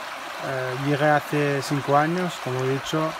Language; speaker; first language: Spanish; non-native, fluent; Arabic